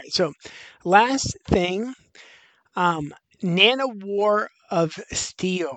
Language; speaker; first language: English; native; English